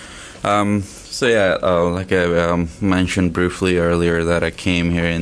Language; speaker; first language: English; non-native, local second language; Punjabi